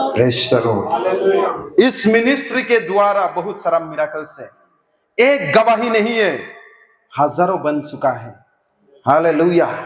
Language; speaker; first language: Hindi; non-native, local second language; Assamese